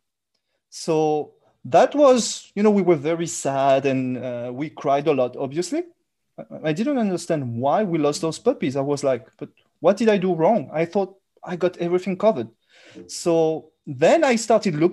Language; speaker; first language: English; non-native, fluent; French